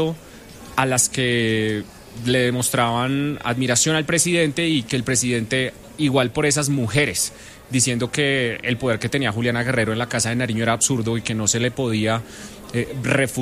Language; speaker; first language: Spanish; native; Spanish